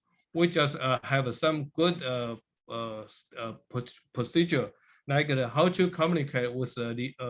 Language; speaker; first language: English; non-native, learner; Chinese